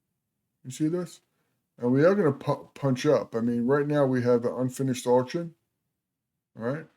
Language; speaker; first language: English; native; English